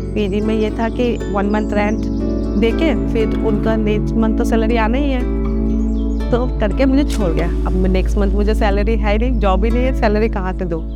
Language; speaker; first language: Hindi; non-native, local second language; Assamese